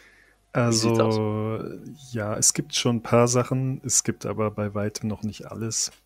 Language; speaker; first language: German; native; German